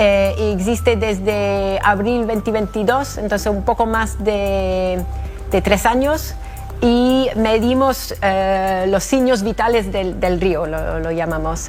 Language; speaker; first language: Spanish; non-native, fluent; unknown